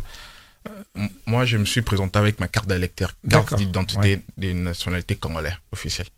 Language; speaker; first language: French; non-native, local second language; Lingala